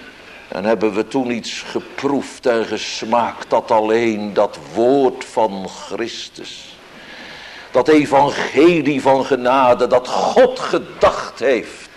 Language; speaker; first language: Dutch; native; Dutch